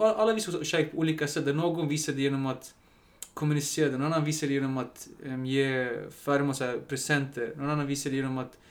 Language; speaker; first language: Swedish; early bilingual, other home language; Spanish